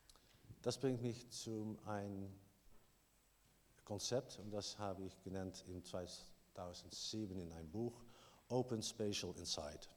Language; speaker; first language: German; non-native, learner; Dutch